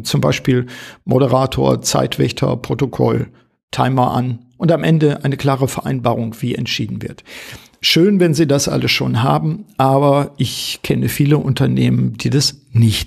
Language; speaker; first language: German; native; German